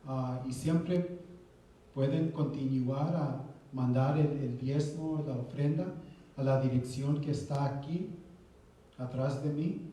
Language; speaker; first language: Spanish; early bilingual, heritage; Spanish